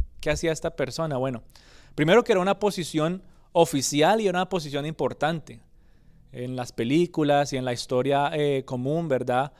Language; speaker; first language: Spanish; early bilingual, other home language; English